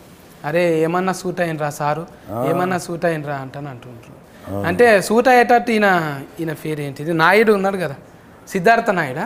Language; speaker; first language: Telugu; native; Telugu